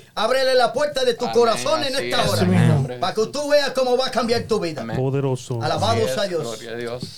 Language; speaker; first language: Spanish; native; Spanish